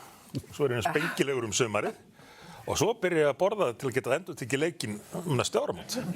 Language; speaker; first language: Icelandic; native; Icelandic